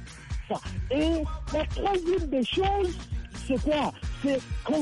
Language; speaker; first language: French; non-native, local second language; Rundi